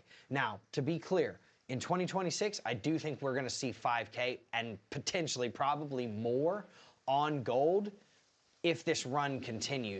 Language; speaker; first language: English; native; English